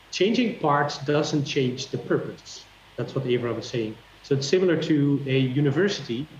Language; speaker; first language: English; non-native, fluent; Dutch